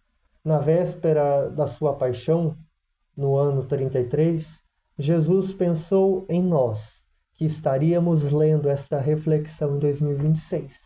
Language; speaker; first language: Portuguese; native; Portuguese